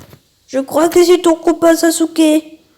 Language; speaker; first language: French; native; French